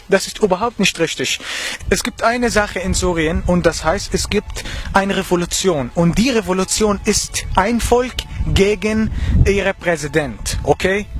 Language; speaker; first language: German; non-native, learner; Arabic